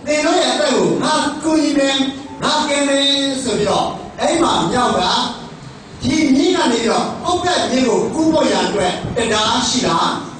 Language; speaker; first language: Burmese; native; Burmese